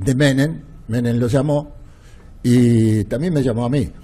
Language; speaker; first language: Spanish; native; Spanish